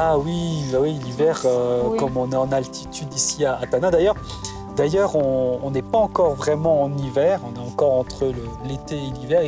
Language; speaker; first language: French; native; French